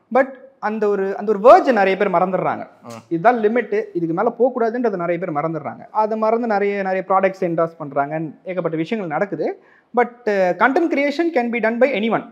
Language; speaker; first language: Tamil; native; Tamil